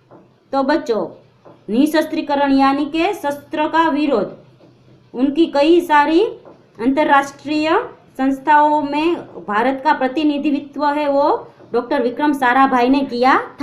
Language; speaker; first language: Hindi; non-native, local second language; Gujarati